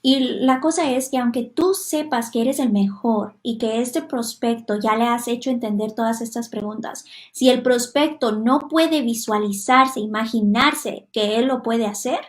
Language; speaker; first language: Spanish; non-native, fluent; Hungarian